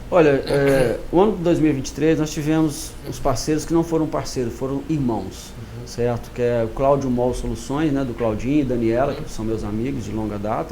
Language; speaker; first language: Portuguese; native; Portuguese